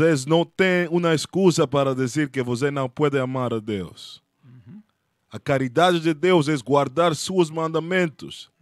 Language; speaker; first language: Portuguese; non-native, fluent; Spanish